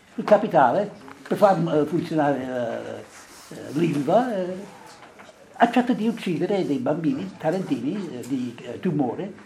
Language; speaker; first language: Italian; non-native, fluent; English